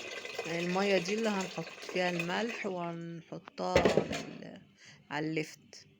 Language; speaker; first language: Arabic; native; Arabic